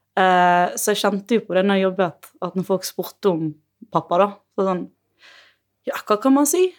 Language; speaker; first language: Norwegian; native; Norwegian